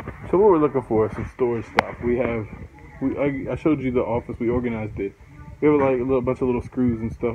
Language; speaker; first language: English; native; English